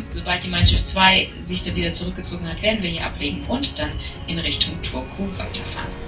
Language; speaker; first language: German; native; German